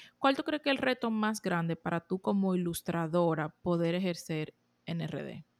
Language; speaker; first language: Spanish; native; Spanish